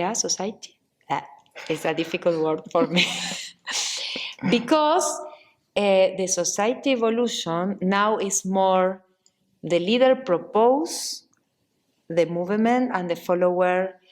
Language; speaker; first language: English; non-native, learner; Spanish